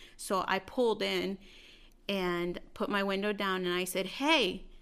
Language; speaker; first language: English; early bilingual, other home language; Spanish